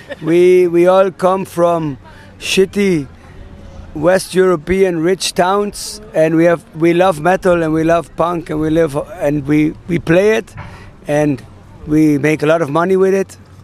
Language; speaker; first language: English; non-native, fluent; German